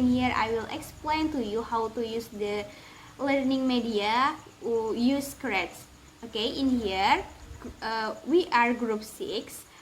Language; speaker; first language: English; non-native, learner; Indonesian